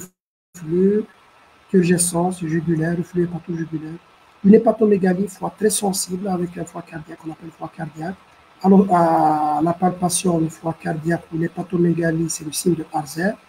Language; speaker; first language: French; non-native, local second language; Arabic